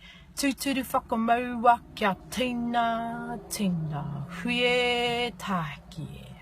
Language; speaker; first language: Māori; non-native, learner; English